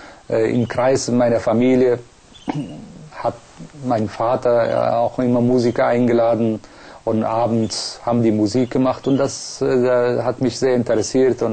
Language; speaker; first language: German; non-native, fluent; Persian